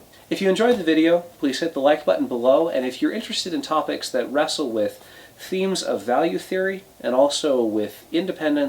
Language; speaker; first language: English; native; English